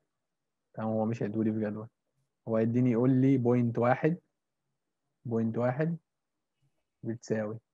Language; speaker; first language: Arabic; native; Arabic